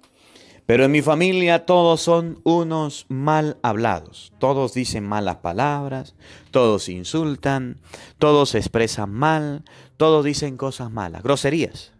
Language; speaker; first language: Spanish; native; Spanish